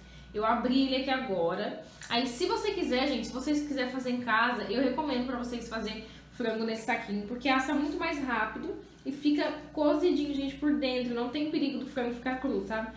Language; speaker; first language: Portuguese; native; Portuguese